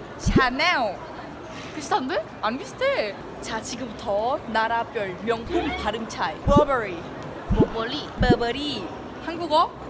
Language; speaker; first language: Korean; non-native, fluent; Thai